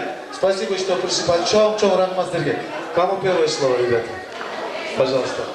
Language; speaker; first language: Russian; non-native, local second language; Azerbaijani